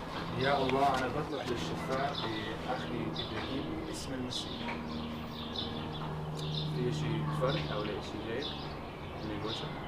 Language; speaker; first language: Arabic; non-native, learner; English